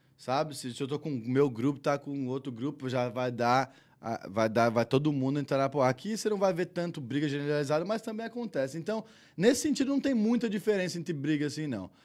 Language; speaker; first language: Portuguese; early bilingual, heritage; Portuguese